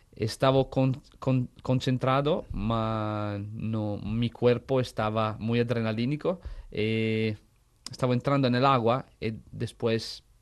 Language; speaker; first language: Spanish; non-native, learner; Italian